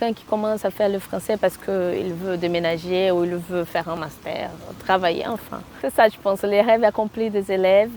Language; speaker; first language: French; non-native, fluent; Portuguese